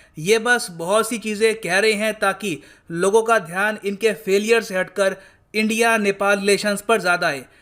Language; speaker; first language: Hindi; native; Hindi